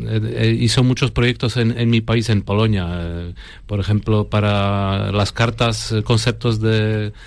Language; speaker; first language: Spanish; non-native, fluent; Polish